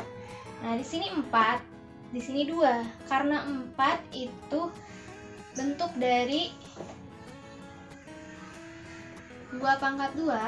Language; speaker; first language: Indonesian; native; Indonesian